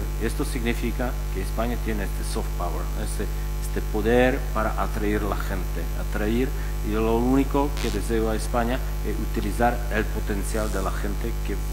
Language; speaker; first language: Spanish; non-native, fluent; Czech